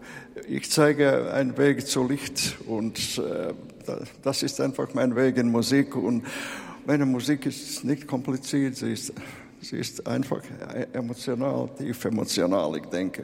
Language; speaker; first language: German; non-native, fluent; Latvian